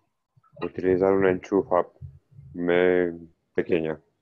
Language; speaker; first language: Spanish; non-native, learner; French